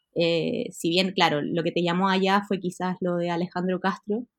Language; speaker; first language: Spanish; native; Spanish